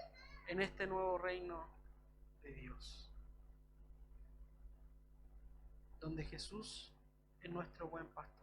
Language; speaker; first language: Spanish; native; Spanish